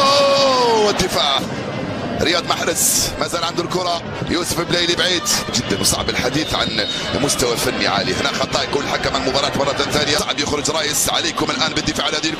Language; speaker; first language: Arabic; native; Arabic